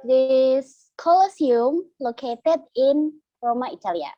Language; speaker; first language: English; non-native, learner; Indonesian